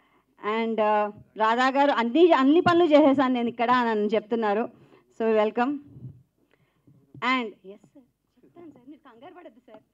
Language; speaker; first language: Telugu; native; Telugu